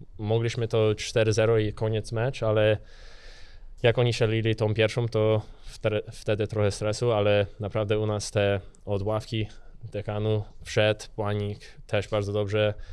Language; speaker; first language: Polish; early bilingual, heritage; English